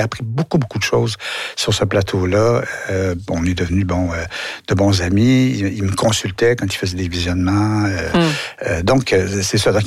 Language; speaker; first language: French; native; French